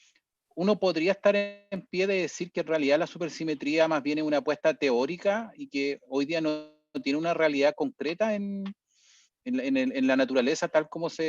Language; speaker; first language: Spanish; native; Spanish